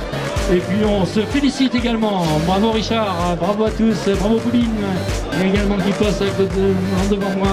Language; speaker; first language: French; native; French